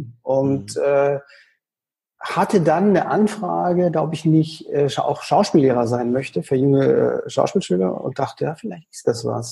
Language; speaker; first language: German; native; German